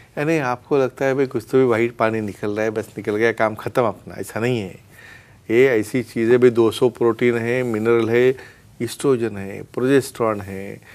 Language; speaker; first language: Hindi; non-native, local second language; Marathi